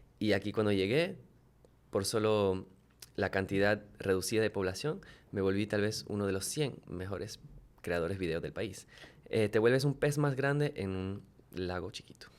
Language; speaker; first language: Spanish; early bilingual, other home language; French